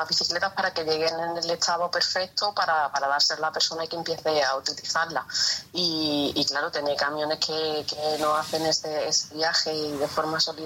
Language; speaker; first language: Spanish; native; Spanish